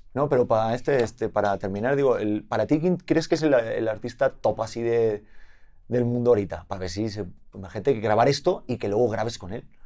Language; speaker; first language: Spanish; native; Spanish